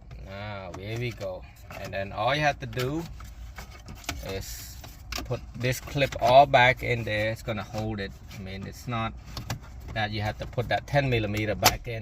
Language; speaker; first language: English; non-native, local second language; Khmer